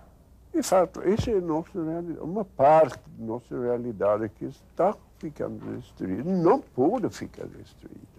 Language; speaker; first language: Portuguese; non-native, fluent; Swedish